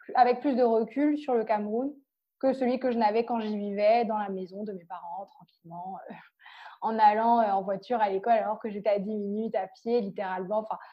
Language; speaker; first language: French; native; French